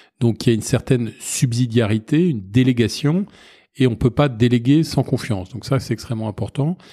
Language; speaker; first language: French; native; French